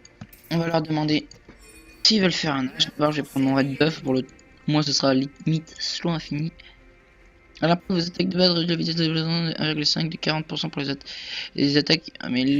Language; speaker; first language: French; native; French